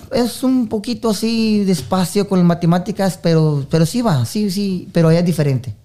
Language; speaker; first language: Spanish; native; Spanish